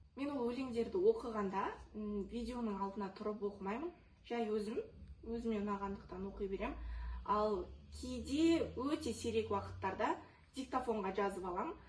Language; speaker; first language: Kazakh; non-native, local second language; Russian